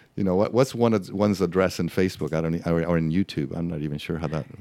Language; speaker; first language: English; non-native, fluent; Spanish